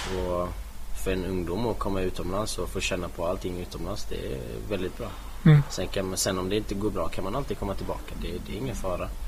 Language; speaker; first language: Swedish; early bilingual, other home language; Bosnian